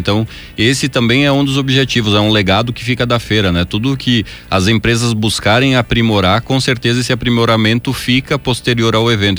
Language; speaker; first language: Portuguese; native; Portuguese